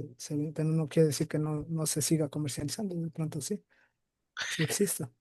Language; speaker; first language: Spanish; native; Spanish